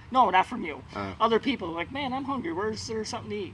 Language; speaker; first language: English; native; English